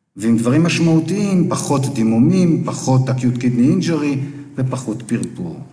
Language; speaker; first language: Hebrew; native; Hebrew